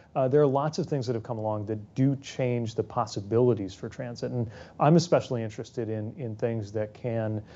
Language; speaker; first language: English; native; English